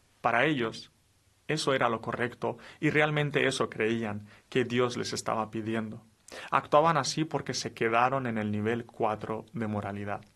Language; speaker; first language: Spanish; non-native, fluent; Romanian